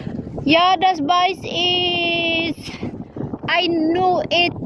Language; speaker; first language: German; non-native, learner; Cebuano